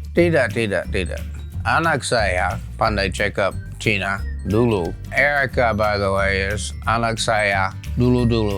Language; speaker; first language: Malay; non-native, learner; English